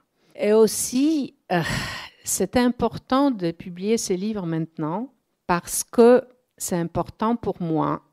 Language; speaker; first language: French; non-native, fluent; Polish